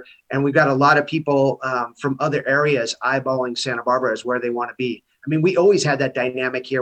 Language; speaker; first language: English; native; English